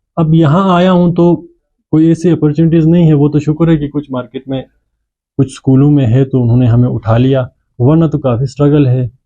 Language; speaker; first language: Urdu; non-native, local second language; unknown